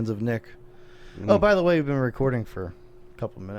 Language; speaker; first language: English; native; English